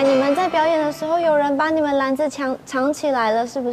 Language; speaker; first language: Chinese; native; Chinese